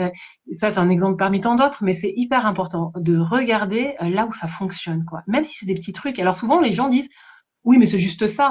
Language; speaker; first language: French; native; French